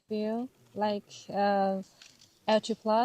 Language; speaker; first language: English; non-native, learner; Chinese